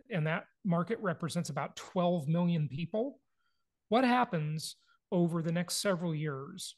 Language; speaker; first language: English; native; English